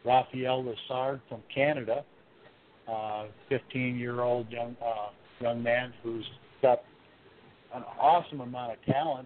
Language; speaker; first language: English; native; English